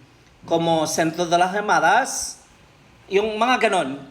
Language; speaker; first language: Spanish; non-native, learner; Filipino